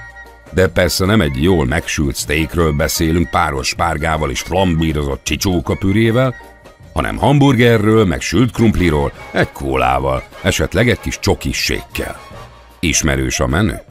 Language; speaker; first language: Hungarian; native; Hungarian